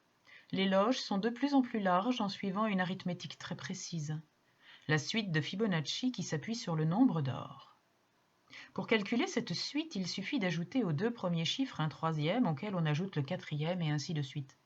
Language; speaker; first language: French; native; French